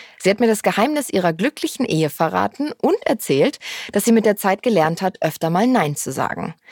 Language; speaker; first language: German; native; German